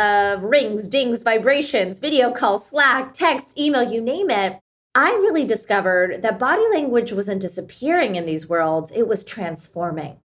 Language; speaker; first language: English; early bilingual, other home language; Hindi